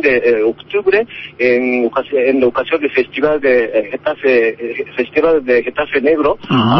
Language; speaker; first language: Spanish; non-native, learner; Japanese